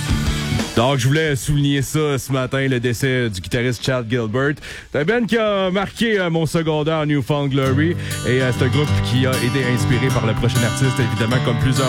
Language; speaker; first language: French; native; French